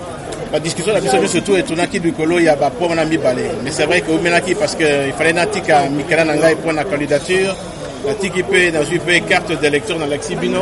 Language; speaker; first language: French; non-native, local second language; Lingala